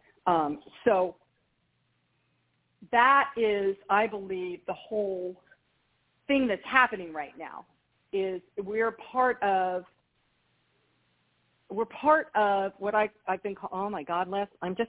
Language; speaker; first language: English; native; English